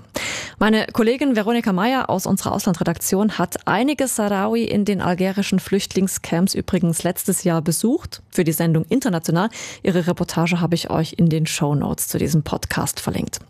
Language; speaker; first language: German; native; German